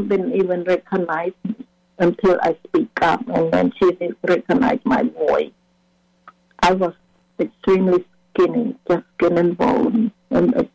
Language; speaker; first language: English; non-native, fluent; Khmer